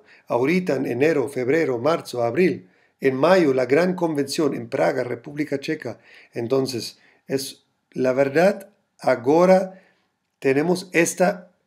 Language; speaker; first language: Spanish; non-native, fluent; German